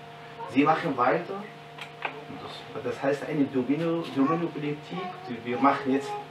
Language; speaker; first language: German; non-native, learner; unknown